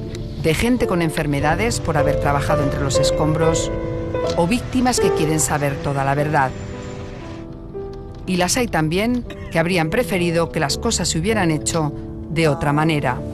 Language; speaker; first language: Spanish; native; Spanish